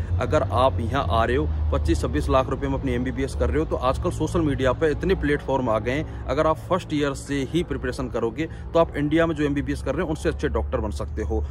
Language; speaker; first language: Hindi; native; Hindi